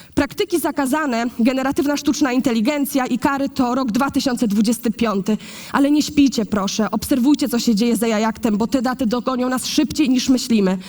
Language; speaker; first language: Polish; native; Polish